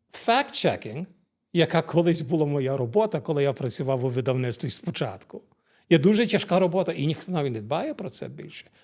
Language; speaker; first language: Ukrainian; early bilingual, heritage; Ukrainian